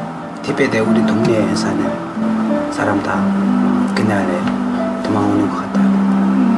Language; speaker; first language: Korean; non-native, learner; Tibetan